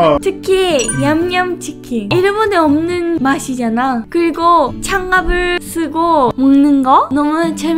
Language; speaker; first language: Korean; non-native, fluent; Japanese